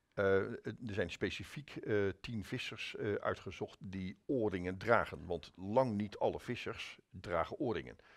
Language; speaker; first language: Dutch; native; Dutch